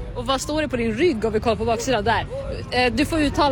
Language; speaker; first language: Swedish; native; Swedish